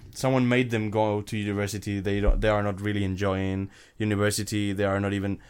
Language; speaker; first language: English; non-native, fluent; Spanish